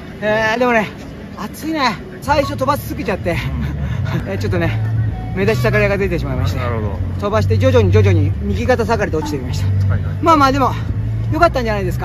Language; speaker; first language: Japanese; native; Japanese